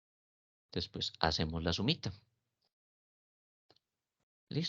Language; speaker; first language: Spanish; native; Spanish